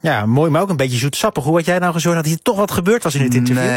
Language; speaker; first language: Dutch; native; Dutch